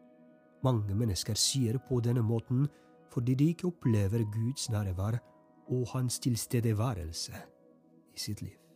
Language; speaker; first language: Norwegian; non-native, fluent; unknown